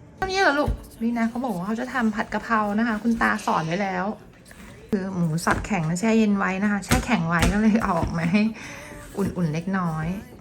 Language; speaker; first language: Thai; native; Thai